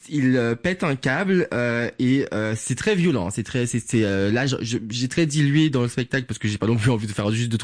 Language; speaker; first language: French; non-native, local second language; Guadeloupean Creole French